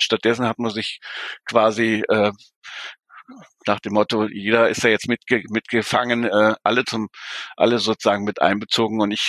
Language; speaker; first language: German; native; German